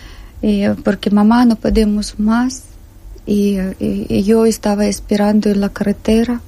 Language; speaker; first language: Spanish; non-native, learner; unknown